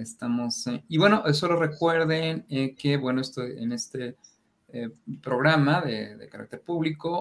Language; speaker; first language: Spanish; native; Spanish